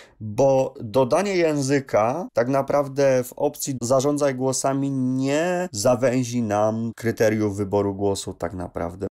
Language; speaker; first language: Polish; native; Polish